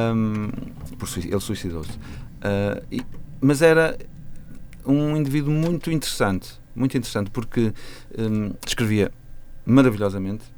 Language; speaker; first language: Portuguese; native; Portuguese